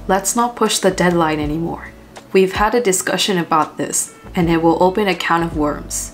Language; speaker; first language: English; early bilingual, other home language; Japanese